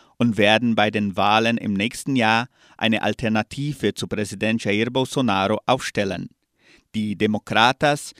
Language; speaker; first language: German; native; German